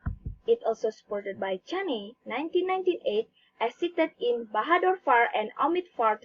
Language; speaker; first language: English; non-native, learner; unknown